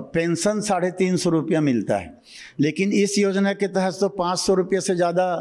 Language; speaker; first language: Hindi; native; Hindi